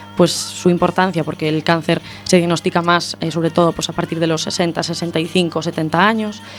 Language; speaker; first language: Spanish; native; Spanish